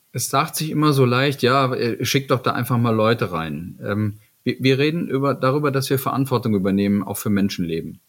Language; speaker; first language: German; native; German